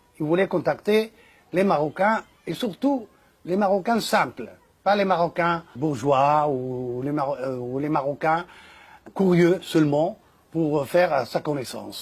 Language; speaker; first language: French; non-native, fluent; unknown